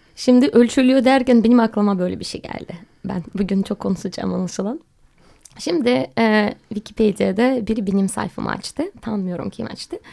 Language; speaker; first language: Turkish; non-native, fluent; Russian